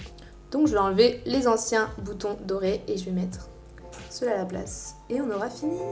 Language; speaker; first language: French; native; French